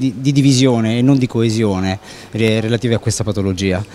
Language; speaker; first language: Italian; native; Italian